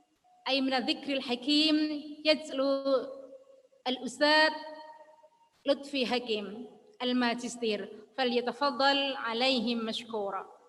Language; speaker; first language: Arabic; non-native, fluent; Indonesian